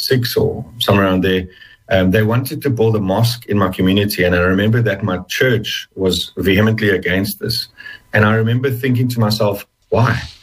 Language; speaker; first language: English; native; English